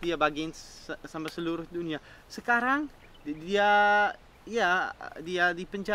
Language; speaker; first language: Indonesian; non-native, fluent; Dutch